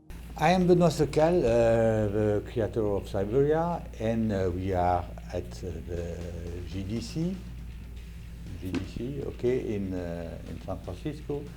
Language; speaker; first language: English; non-native, learner; French